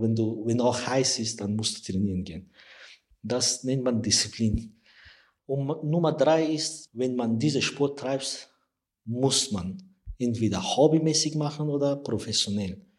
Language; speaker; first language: German; non-native, learner; Persian